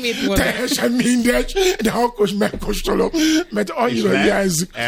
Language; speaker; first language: Hungarian; non-native, fluent; Yoruba